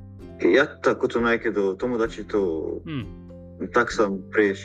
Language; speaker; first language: Japanese; non-native, learner; Arabic